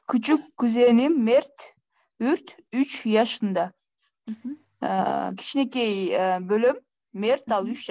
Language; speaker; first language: Turkish; non-native, learner; Kyrgyz